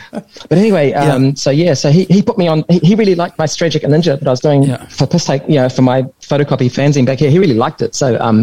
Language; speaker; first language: English; native; English